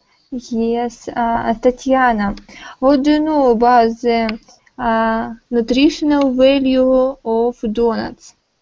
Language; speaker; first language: English; non-native, learner; Russian